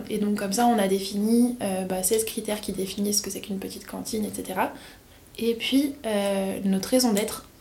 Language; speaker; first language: French; native; French